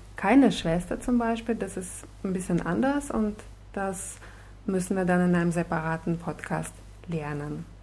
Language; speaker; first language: German; non-native, fluent; Russian